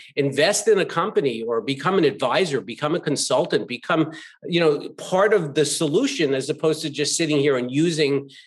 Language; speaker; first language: English; native; English